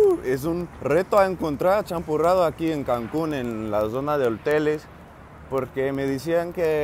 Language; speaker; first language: Spanish; non-native, learner; English